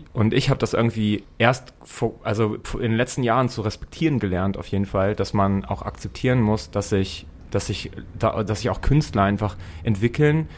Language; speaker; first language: German; native; German